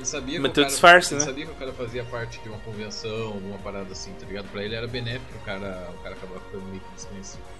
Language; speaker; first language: Portuguese; native; Portuguese